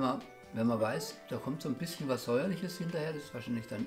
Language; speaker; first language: German; native; German